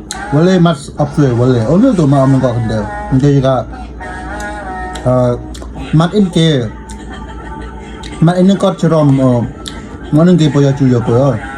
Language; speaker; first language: Korean; non-native, learner; Vietnamese